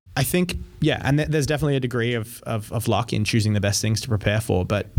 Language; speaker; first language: English; native; English